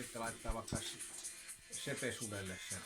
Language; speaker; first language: Finnish; native; Finnish